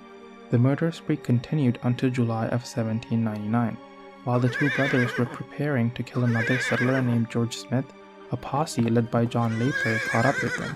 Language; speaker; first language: English; native; English